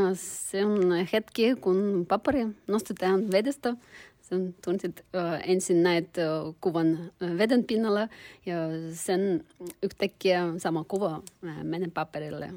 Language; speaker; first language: Finnish; non-native, learner; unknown